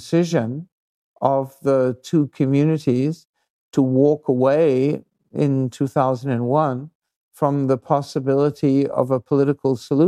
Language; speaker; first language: English; native; English